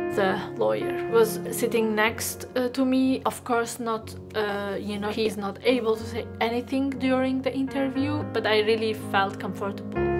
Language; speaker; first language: English; non-native, fluent; Arabic